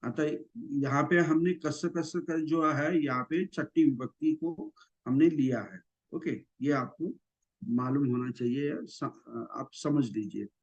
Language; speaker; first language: Hindi; non-native, local second language; Marathi